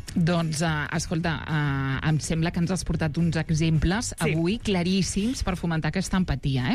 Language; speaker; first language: Catalan; native; Catalan